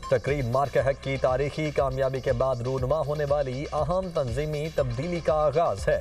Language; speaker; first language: Urdu; native; Urdu